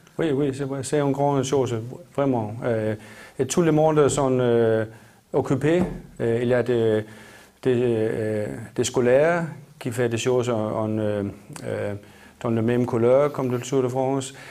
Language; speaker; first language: French; non-native, learner; Danish